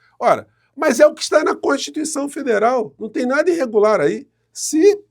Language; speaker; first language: Portuguese; native; Portuguese